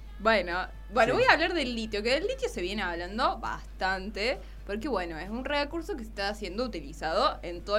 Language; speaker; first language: Spanish; native; Spanish